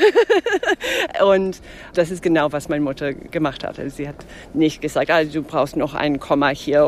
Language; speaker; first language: German; non-native, fluent; English